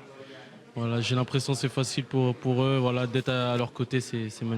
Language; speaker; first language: French; native; French